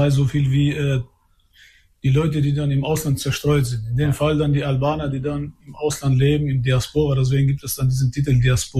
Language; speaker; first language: German; early bilingual, other home language; Albanian